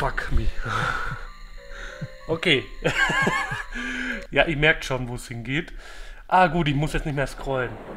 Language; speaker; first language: German; native; German